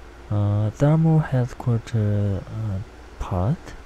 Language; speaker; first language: English; non-native, learner; Korean